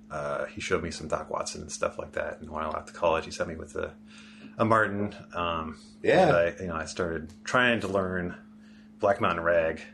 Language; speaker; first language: English; native; English